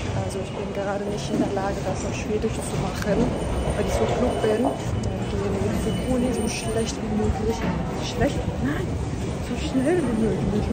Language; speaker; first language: German; non-native, fluent; Turkish